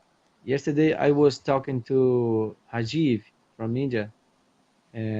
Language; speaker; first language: English; non-native, fluent; Portuguese